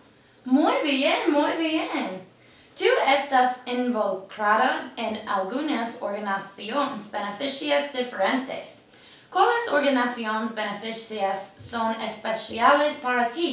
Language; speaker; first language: Spanish; non-native, learner; English